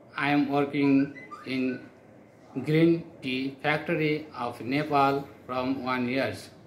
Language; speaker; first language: English; non-native, local second language; Nepali